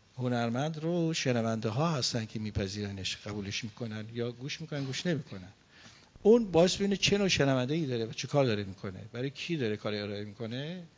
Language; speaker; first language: Persian; native; Persian